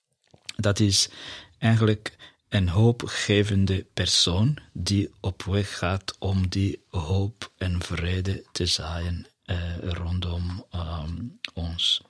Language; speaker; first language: Dutch; non-native, fluent; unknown